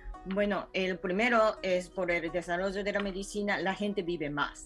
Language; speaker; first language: Spanish; non-native, fluent; Japanese